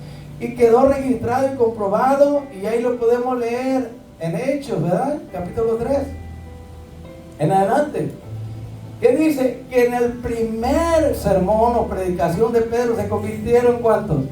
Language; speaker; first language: Spanish; native; Spanish